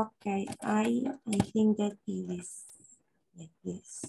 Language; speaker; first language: English; non-native, learner; Spanish